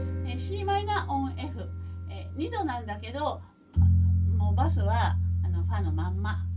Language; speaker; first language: Japanese; native; Japanese